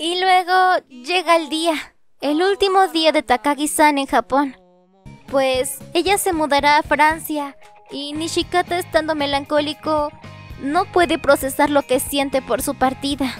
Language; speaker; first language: Spanish; native; Spanish